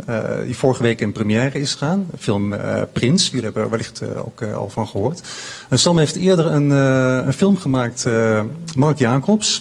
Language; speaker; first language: Dutch; native; Dutch